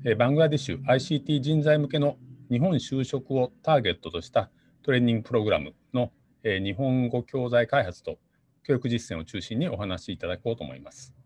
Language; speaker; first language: Japanese; native; Japanese